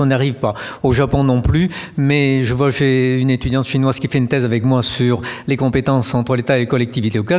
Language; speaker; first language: French; native; French